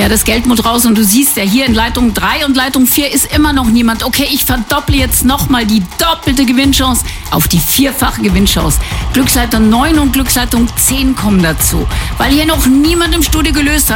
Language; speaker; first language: German; native; German